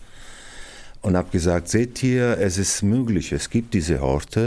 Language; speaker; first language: German; non-native, fluent; Italian